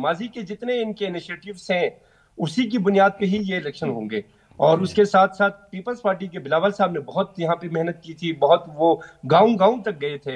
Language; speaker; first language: Hindi; non-native, local second language; Balti